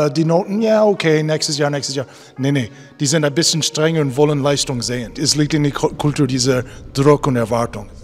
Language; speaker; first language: German; non-native, fluent; English